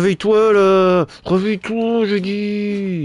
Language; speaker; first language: French; native; French